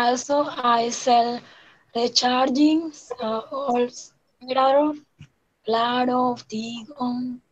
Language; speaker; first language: English; non-native, learner; Spanish